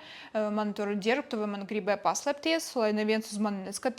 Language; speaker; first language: Latvian; non-native, local second language; Russian